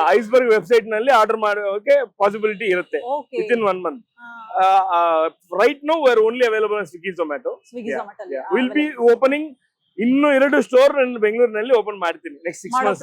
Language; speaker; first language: Kannada; non-native, learner; Telugu